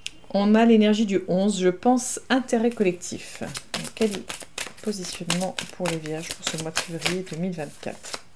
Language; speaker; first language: French; native; French